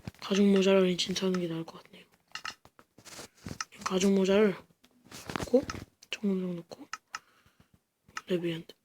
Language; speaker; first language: Korean; native; Korean